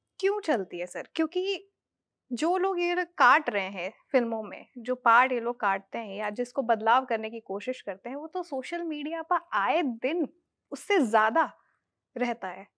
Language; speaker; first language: Hindi; native; Hindi